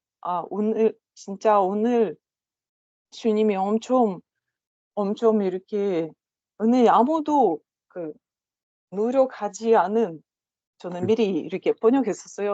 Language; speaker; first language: Korean; non-native, learner; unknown